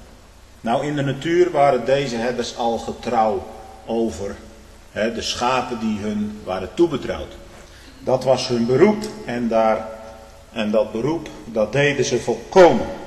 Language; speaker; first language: Dutch; native; Dutch